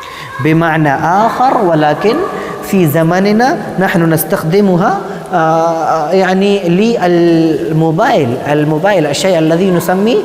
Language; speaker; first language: Arabic; non-native, fluent; Urdu